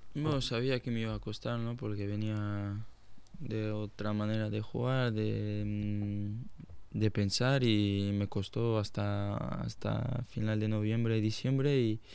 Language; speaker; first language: Spanish; non-native, fluent; French